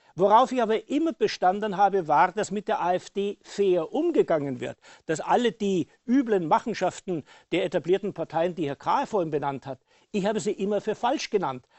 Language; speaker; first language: German; native; German